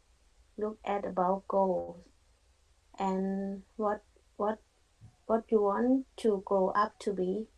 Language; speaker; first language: English; non-native, learner; Thai